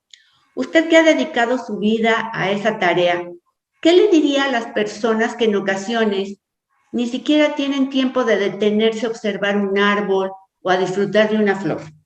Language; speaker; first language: Spanish; native; Spanish